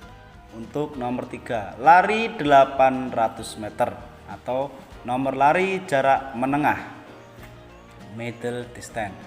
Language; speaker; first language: Indonesian; native; Indonesian